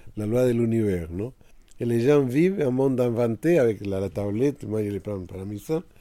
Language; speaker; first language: French; non-native, fluent; Spanish